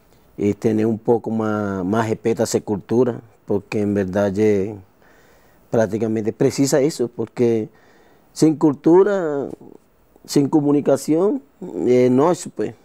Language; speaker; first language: Portuguese; non-native, learner; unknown